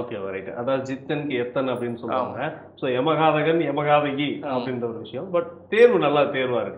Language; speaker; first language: Tamil; native; Tamil